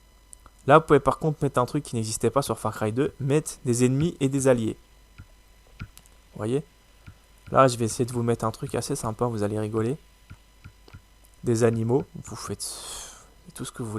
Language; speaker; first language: French; native; French